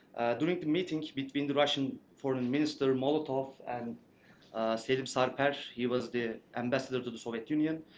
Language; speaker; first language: English; non-native, fluent; Turkish